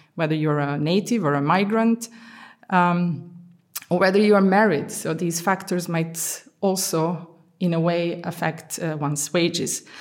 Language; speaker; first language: English; non-native, fluent; Serbian